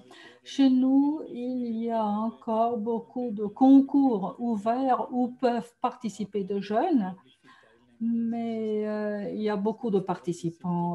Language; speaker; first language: French; non-native, fluent; German